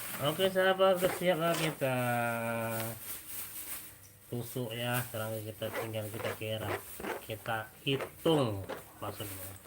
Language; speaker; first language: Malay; non-native, local second language; Minangkabau